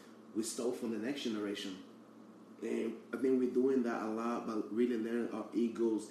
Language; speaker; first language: English; early bilingual, other home language; Portuguese